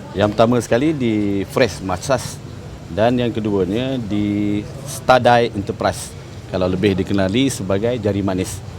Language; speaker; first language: Malay; native; Malay